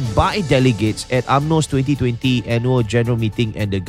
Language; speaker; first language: English; native; English